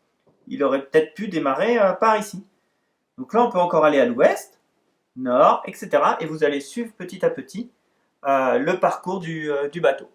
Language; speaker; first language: French; native; French